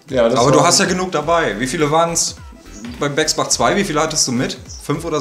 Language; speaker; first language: German; native; German